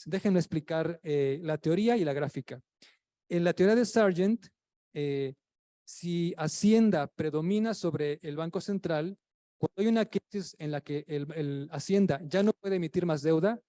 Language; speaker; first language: Spanish; native; Spanish